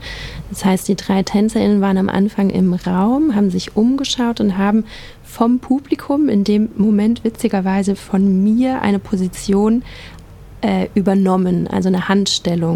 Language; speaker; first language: German; native; German